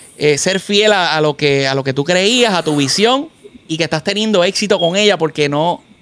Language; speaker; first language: Spanish; native; Spanish